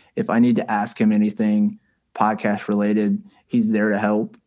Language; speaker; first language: English; native; English